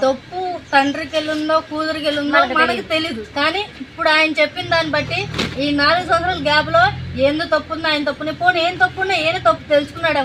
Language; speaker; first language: Telugu; native; Telugu